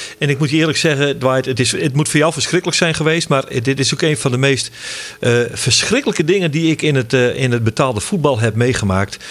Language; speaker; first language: Dutch; non-native, local second language; Western Frisian